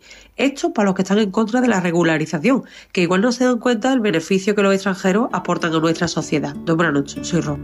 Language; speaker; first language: Spanish; native; Spanish